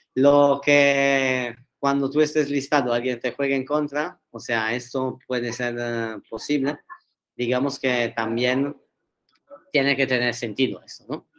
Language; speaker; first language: Spanish; non-native, fluent; Italian